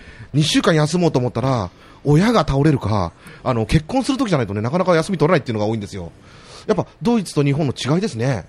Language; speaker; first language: Japanese; native; Japanese